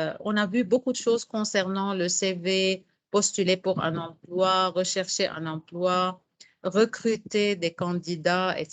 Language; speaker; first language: French; non-native, fluent; Arabic